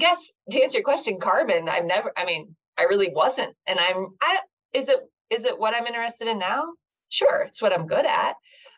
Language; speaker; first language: English; native; English